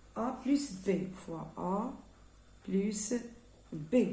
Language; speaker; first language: French; non-native, local second language; Arabic